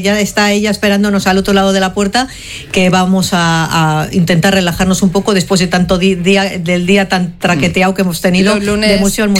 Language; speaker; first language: Spanish; native; Spanish